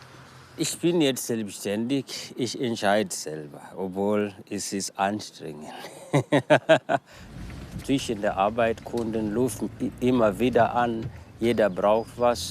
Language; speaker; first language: German; non-native, learner; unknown